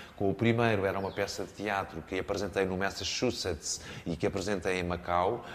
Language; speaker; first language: Portuguese; native; Portuguese